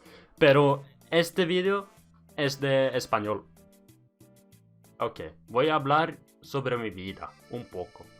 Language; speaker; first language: Spanish; non-native, learner; Norwegian